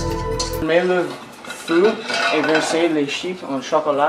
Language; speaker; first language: French; non-native, learner; English